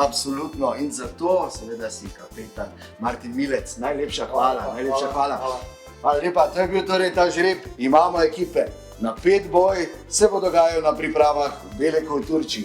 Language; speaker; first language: Slovenian; native; Slovenian